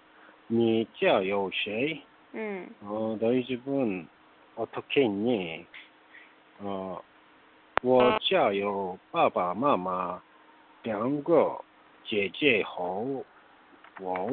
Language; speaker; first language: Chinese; non-native, learner; Korean